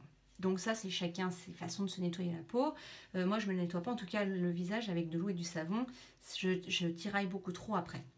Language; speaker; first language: French; native; French